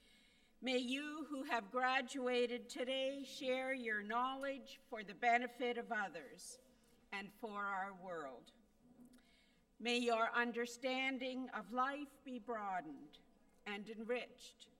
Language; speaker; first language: English; native; English